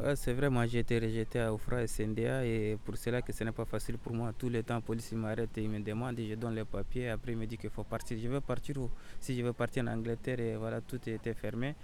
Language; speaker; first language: French; non-native, learner; Arabic